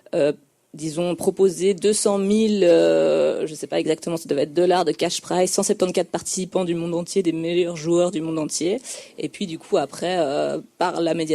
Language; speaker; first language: French; native; French